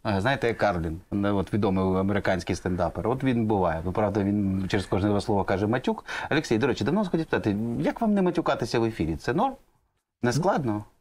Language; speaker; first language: Ukrainian; native; Ukrainian